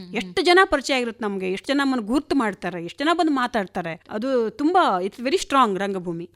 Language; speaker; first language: Kannada; non-native, local second language; Konkani